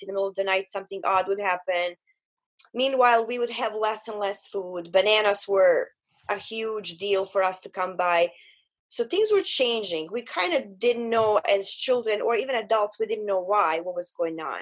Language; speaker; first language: English; non-native, fluent; Bosnian